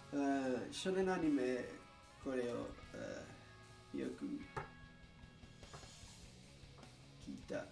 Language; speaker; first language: Japanese; non-native, learner; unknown